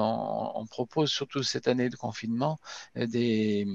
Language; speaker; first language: French; native; French